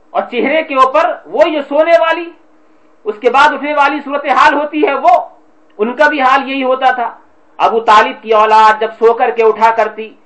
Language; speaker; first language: Urdu; native; Urdu